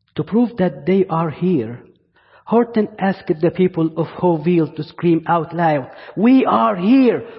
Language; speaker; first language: English; non-native, fluent; Arabic